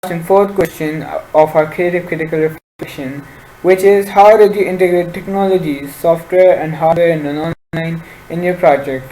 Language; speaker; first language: English; non-native, local second language; Urdu